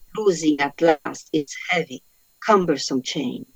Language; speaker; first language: Italian; non-native, fluent; Polish